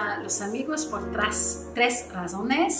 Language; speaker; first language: Spanish; non-native, fluent; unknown